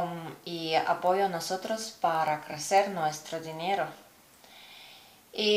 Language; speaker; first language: Spanish; non-native, learner; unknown